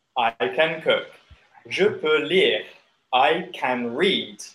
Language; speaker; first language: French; non-native, fluent; English